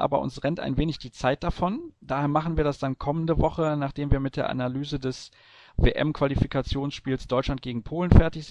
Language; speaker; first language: German; native; German